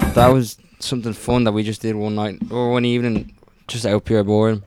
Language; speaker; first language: English; early bilingual, other home language; Italian